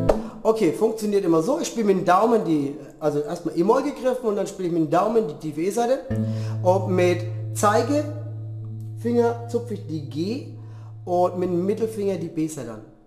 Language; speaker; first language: German; native; German